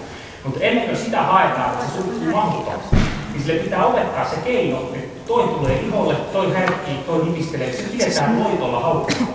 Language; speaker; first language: Finnish; native; Finnish